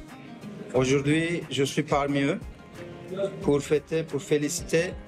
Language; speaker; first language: French; non-native, learner; Turkish